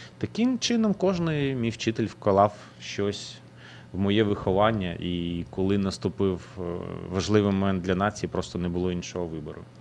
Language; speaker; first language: Ukrainian; non-native, local second language; Russian